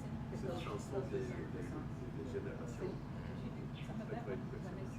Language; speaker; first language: French; non-native, learner; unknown